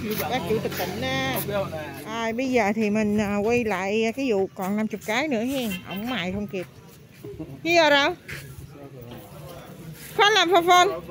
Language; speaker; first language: Vietnamese; native; Vietnamese